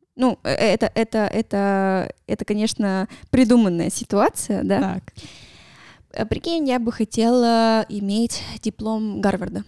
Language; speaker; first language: Russian; non-native, fluent; Spanish